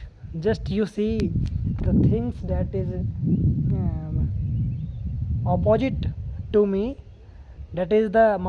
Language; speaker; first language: English; non-native, learner; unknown